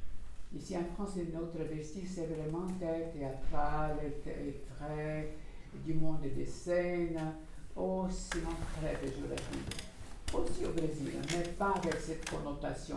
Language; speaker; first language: French; non-native, fluent; Portuguese